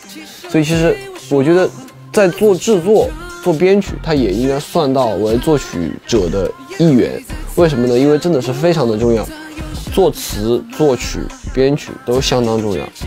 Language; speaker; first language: Chinese; native; Chinese